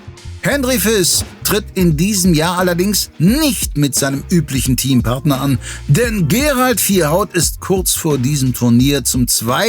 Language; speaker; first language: German; native; German